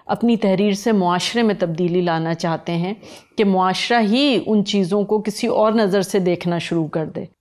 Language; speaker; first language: Urdu; native; Urdu